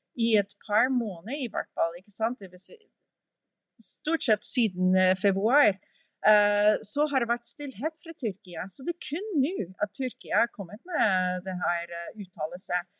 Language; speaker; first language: Norwegian; early bilingual, heritage; English